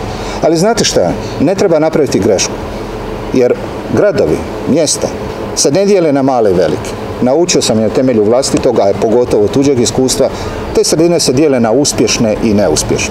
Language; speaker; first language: Serbian; native; Serbian